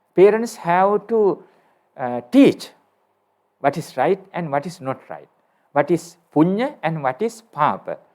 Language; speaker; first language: English; non-native, local second language; Sinhala